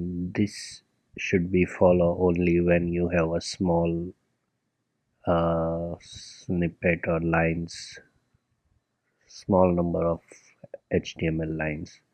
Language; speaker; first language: English; non-native, local second language; Gujarati